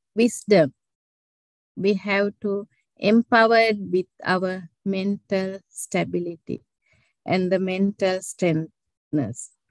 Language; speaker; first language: English; non-native, local second language; Sinhala